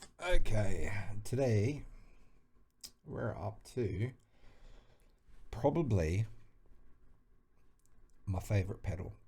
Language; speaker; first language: English; native; English